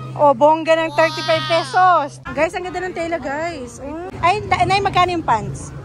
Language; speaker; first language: Filipino; native; Filipino